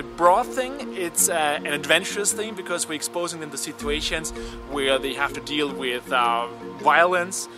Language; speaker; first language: English; non-native, fluent; German